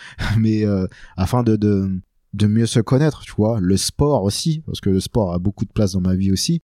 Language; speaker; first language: French; native; French